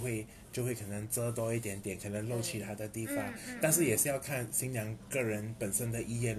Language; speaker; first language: Chinese; native; Chinese